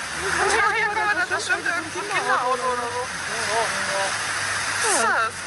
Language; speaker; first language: German; native; German